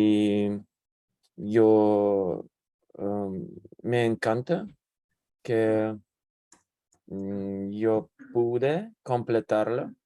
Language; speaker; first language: Spanish; non-native, learner; English